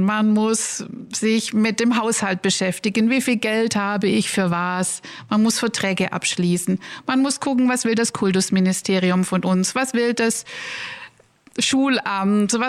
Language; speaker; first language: German; native; German